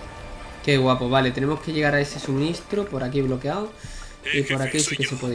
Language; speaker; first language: Spanish; native; Spanish